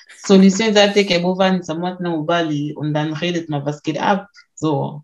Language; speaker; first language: German; early bilingual, other home language; Lingala